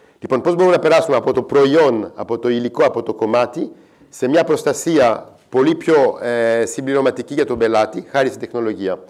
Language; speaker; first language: Greek; non-native, fluent; French